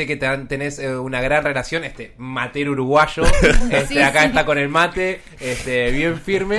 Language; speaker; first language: Spanish; native; Spanish